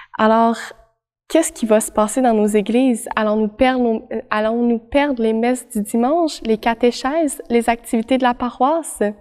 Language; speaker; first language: French; native; French